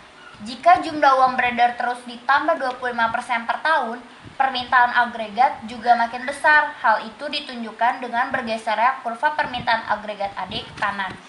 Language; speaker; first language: Indonesian; native; Indonesian